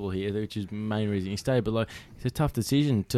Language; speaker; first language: English; native; English